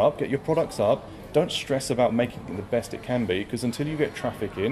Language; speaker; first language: English; native; English